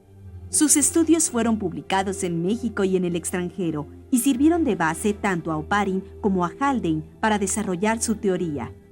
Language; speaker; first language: Spanish; native; Spanish